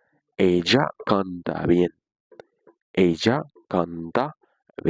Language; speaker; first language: Spanish; non-native, learner; Haitian Creole